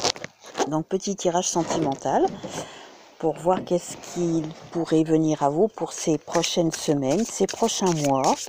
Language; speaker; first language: French; native; French